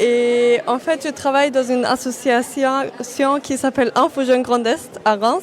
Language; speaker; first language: French; non-native, fluent; German